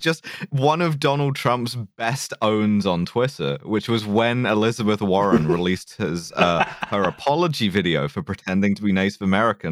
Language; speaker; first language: English; native; English